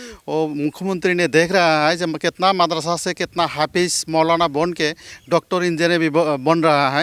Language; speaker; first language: Hindi; non-native, local second language; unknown